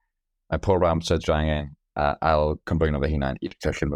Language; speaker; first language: Welsh; non-native, local second language; English